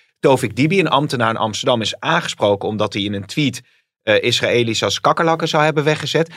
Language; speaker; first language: Dutch; native; Dutch